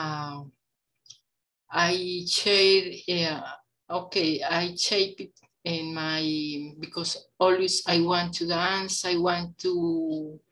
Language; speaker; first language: English; non-native, learner; Spanish